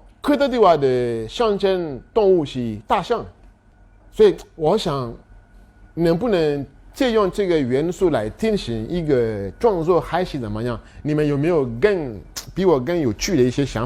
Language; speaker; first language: Chinese; non-native, fluent; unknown